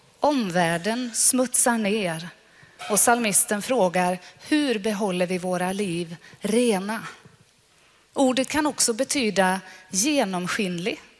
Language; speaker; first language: Swedish; non-native, fluent; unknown